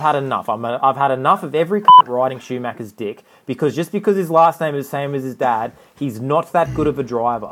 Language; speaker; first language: English; native; English